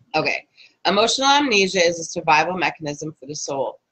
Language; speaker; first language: English; native; English